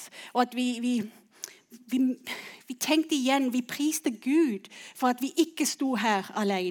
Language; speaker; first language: Norwegian; non-native, fluent; English